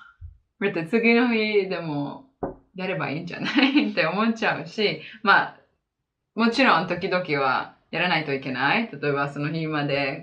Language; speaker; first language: Japanese; non-native, fluent; Italian